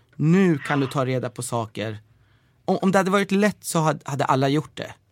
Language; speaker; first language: Swedish; early bilingual, other home language; Persian